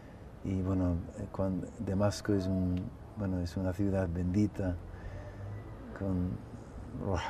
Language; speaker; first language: Spanish; non-native, fluent; English